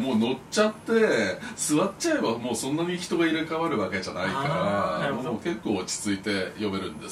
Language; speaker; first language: Japanese; native; Japanese